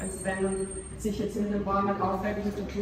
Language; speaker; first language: German; native; German